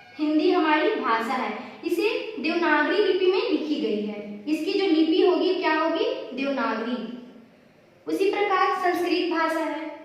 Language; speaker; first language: Hindi; native; Hindi